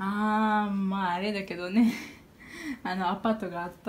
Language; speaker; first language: Japanese; non-native, learner; Portuguese